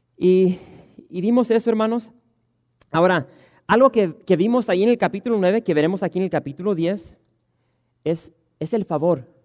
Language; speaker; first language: Spanish; early bilingual, heritage; Spanish